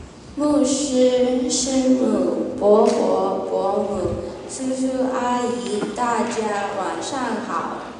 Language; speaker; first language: Chinese; early bilingual, heritage; Chinese